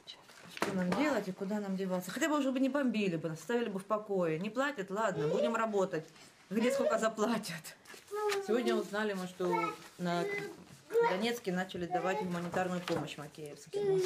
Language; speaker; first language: Russian; native; Russian